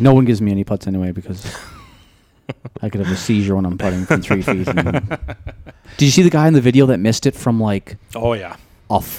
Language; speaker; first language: English; native; English